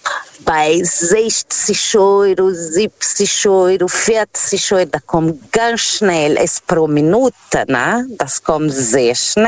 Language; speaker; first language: German; non-native, learner; Portuguese